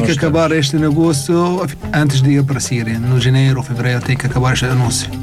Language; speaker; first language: Portuguese; non-native, learner; Arabic